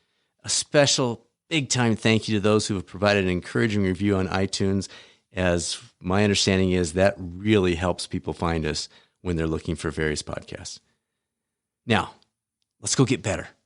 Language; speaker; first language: English; native; English